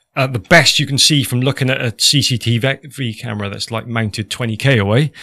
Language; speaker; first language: English; native; English